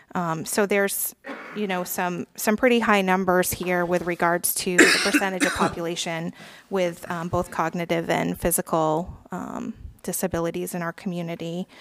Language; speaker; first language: English; native; English